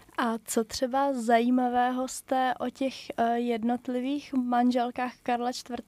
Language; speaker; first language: Czech; native; Czech